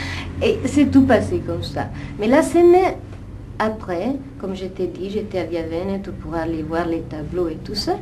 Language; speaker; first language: French; non-native, fluent; Italian